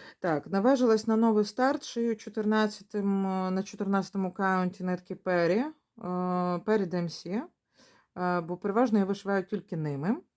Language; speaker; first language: Ukrainian; non-native, local second language; Russian